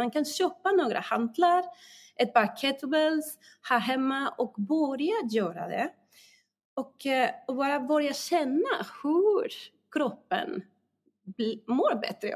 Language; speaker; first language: Swedish; non-native, fluent; Spanish